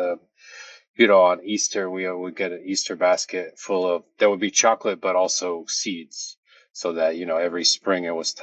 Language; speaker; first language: English; native; English